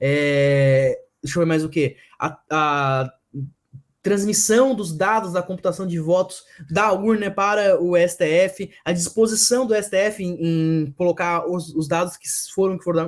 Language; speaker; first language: Portuguese; native; Portuguese